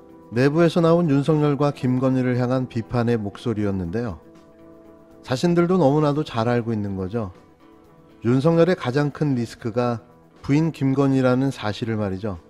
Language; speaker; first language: Korean; native; Korean